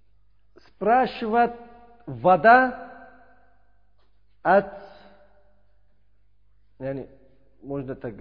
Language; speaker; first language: Russian; non-native, learner; Uzbek